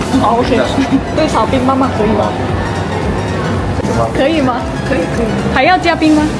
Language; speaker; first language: Chinese; non-native, learner; Thai